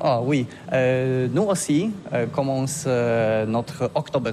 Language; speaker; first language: French; non-native, learner; Polish